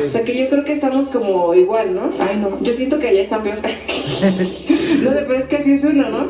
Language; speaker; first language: Spanish; native; Spanish